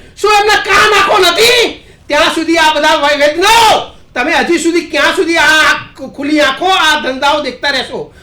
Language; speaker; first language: Gujarati; native; Gujarati